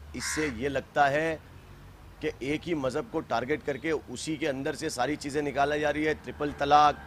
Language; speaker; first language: Hindi; native; Hindi